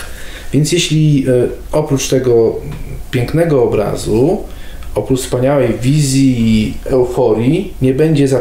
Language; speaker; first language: Polish; native; Polish